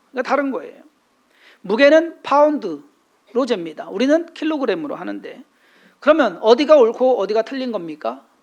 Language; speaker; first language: Korean; native; Korean